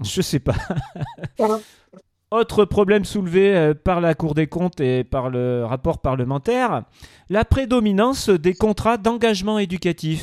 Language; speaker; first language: French; native; French